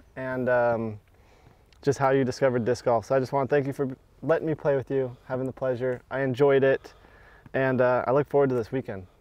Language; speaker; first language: English; native; English